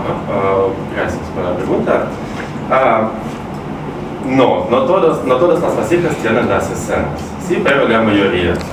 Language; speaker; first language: Spanish; non-native, fluent; Russian